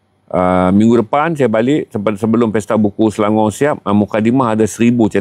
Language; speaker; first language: Malay; native; Malay